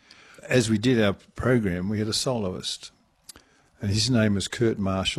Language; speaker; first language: English; native; English